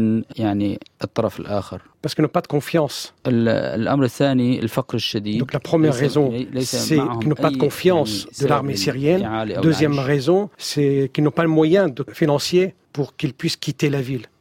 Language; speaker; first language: French; non-native, fluent; Arabic